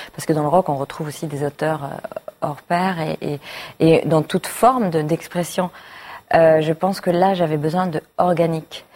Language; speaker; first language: French; early bilingual, other home language; Hebrew